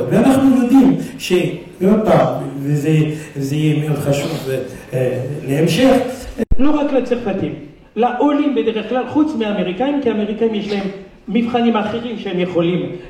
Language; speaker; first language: Hebrew; non-native, fluent; French